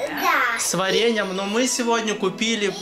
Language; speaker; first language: Russian; native; Russian